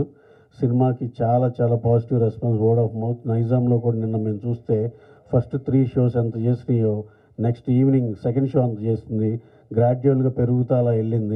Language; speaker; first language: Telugu; native; Telugu